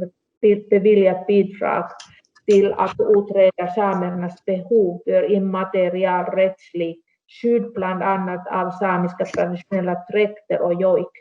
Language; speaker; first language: Swedish; non-native, local second language; Finnish